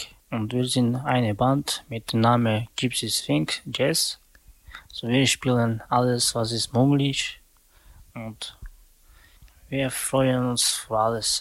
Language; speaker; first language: German; non-native, learner; Slovak